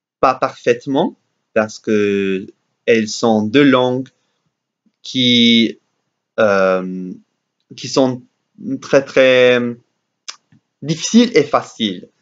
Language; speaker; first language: French; non-native, learner; English